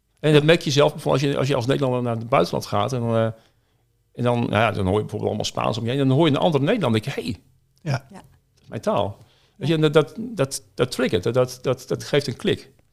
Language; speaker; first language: Dutch; native; Dutch